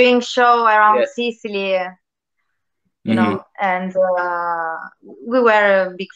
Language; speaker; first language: English; non-native, learner; Italian